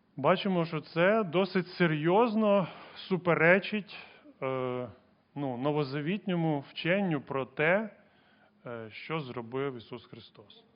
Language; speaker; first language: Ukrainian; non-native, local second language; Russian